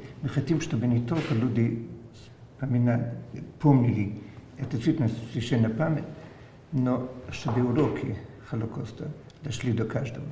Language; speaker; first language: Russian; non-native, fluent; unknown